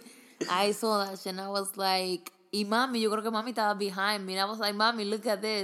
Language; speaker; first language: English; early bilingual, other home language; Spanish